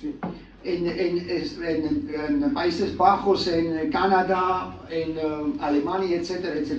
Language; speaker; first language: Spanish; non-native, learner; Georgian